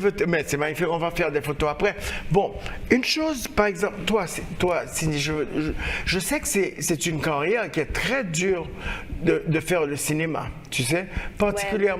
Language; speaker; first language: French; non-native, local second language; Haitian Creole